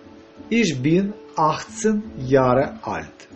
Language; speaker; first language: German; non-native, learner; Russian